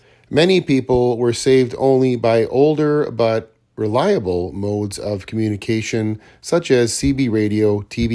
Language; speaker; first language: English; native; English